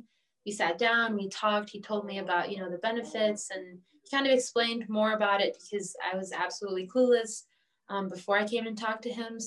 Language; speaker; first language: English; native; English